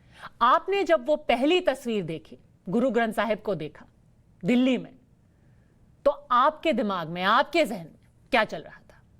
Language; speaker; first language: Hindi; native; Hindi